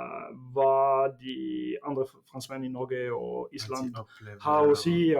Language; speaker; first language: Norwegian; non-native, fluent; French